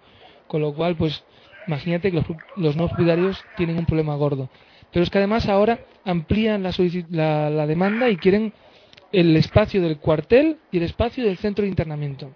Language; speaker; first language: Spanish; native; Spanish